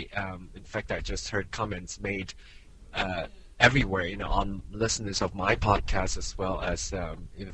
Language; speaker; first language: English; non-native, local second language; Min Nan Chinese